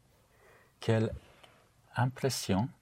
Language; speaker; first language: French; non-native, learner; English